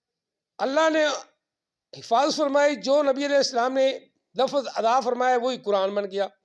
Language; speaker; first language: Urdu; non-native, local second language; Punjabi